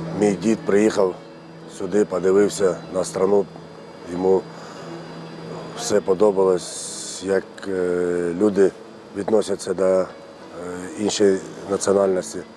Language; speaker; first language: Ukrainian; early bilingual, other home language; Turkish